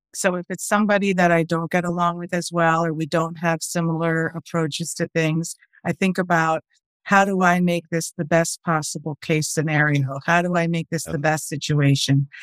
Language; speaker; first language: English; early bilingual, other home language; Spanish